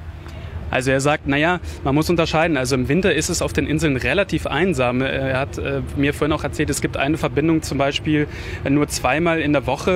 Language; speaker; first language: German; early bilingual, heritage; German